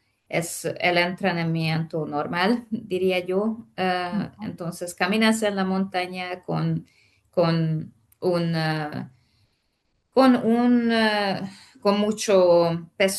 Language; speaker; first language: Spanish; non-native, fluent; Hungarian